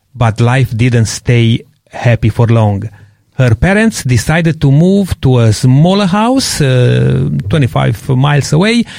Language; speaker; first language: English; non-native, fluent; Romanian